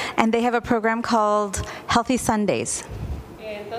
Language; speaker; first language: English; non-native, fluent; Spanish